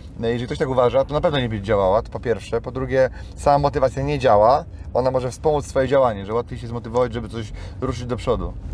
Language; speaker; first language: Polish; native; Polish